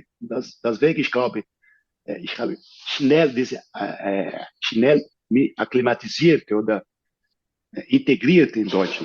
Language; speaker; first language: German; non-native, fluent; Portuguese